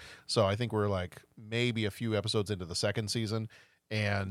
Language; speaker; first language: English; native; English